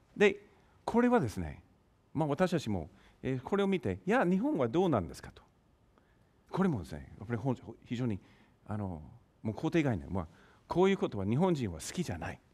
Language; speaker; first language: Japanese; non-native, fluent; English